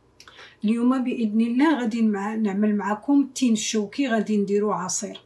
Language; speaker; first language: Arabic; native; Arabic